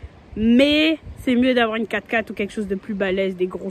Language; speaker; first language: French; native; French